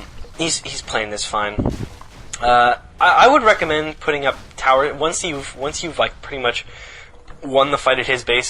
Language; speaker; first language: English; native; English